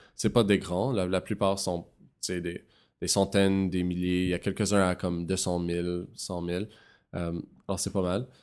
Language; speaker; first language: French; non-native, local second language; English